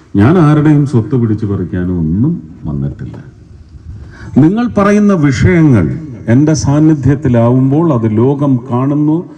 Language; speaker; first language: Malayalam; native; Malayalam